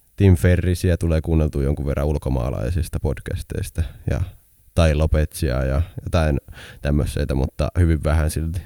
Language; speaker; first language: Finnish; native; Finnish